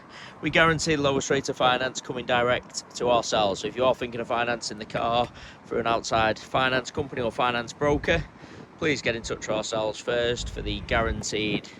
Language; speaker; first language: English; native; English